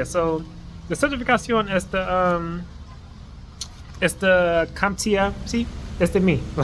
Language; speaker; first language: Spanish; non-native, learner; English